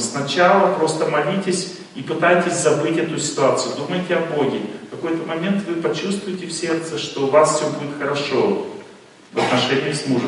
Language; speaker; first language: Russian; native; Russian